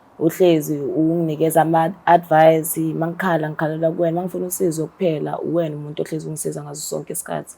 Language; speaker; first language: Zulu; non-native, local second language; Southern Sotho